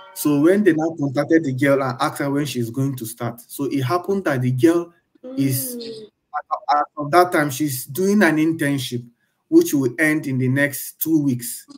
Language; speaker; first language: English; non-native, local second language; Igbo